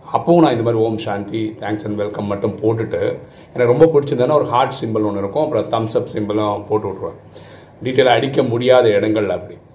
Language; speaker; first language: Tamil; non-native, local second language; Malayalam